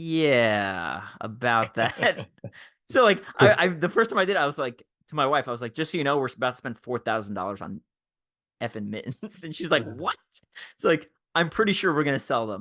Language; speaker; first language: English; native; English